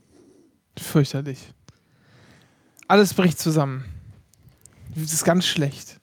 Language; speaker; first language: German; native; German